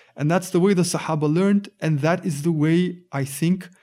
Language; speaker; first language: English; native; English